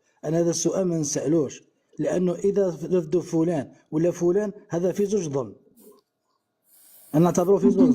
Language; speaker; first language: Arabic; native; Arabic